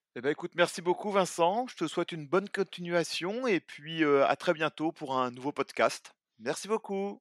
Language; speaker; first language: French; native; French